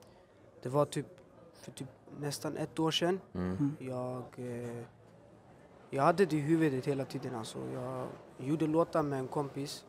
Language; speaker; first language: Swedish; early bilingual, other home language; Albanian